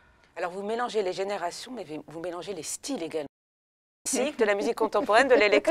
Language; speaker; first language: French; native; French